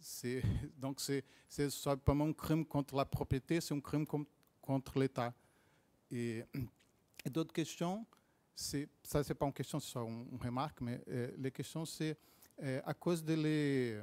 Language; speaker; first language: French; non-native, learner; Portuguese